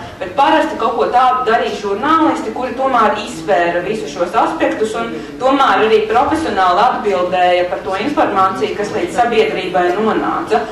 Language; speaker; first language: Latvian; native; Latvian